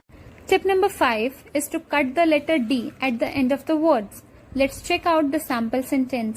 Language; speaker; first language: English; non-native, local second language; Hindi